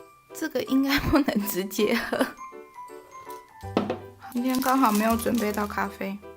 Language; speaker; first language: Chinese; native; Chinese